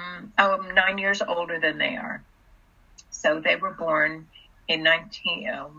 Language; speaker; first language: English; early bilingual, other home language; Russian